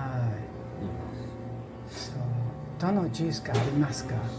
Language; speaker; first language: Japanese; non-native, learner; English